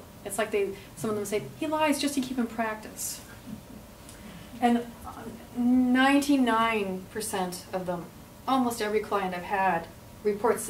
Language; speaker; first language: English; native; English